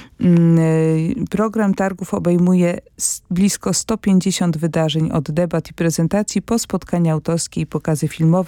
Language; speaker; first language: Polish; native; Polish